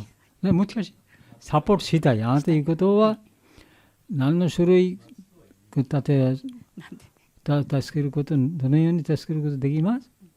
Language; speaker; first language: Japanese; non-native, learner; Bangla